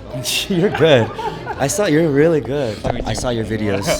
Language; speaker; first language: English; early bilingual, other home language; Korean